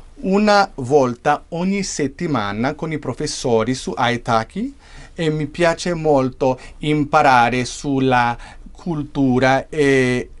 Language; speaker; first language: Italian; non-native, fluent; English